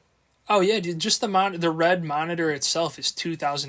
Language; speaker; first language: English; native; English